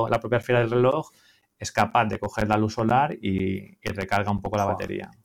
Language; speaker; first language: Spanish; native; Spanish